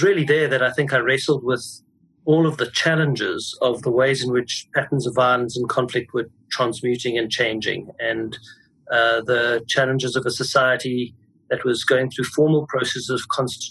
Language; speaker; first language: English; native; English